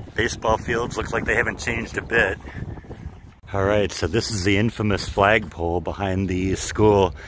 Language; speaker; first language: English; native; English